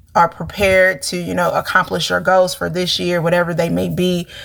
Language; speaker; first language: English; native; English